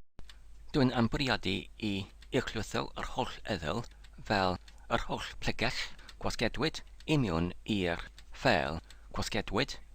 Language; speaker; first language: Welsh; non-native, learner; English